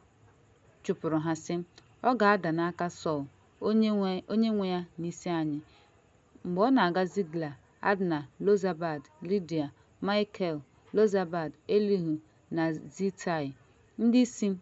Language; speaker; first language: Igbo; native; Igbo